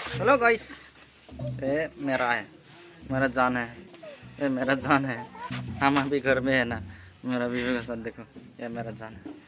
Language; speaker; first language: Hindi; non-native, local second language; Bodo